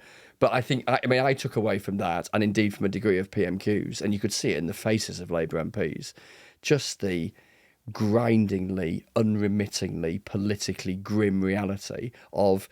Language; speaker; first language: English; native; English